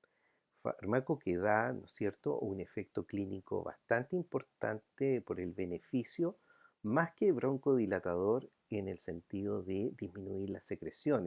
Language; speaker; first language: Spanish; native; Spanish